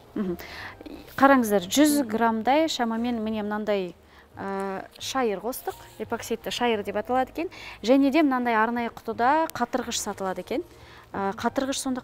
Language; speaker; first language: Kazakh; native; Kazakh